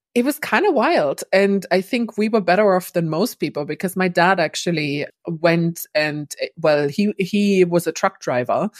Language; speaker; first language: English; non-native, fluent; German